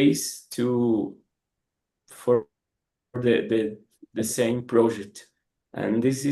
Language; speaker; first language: English; non-native, learner; Portuguese